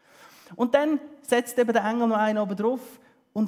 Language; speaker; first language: German; early bilingual, heritage; German